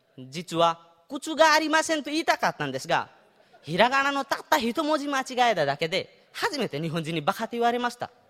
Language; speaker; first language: Japanese; non-native, fluent; Nepali